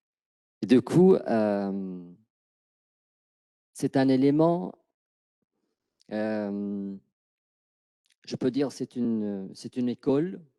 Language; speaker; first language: French; non-native, fluent; Arabic